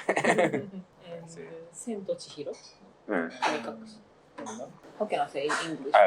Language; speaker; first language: English; non-native, learner; Japanese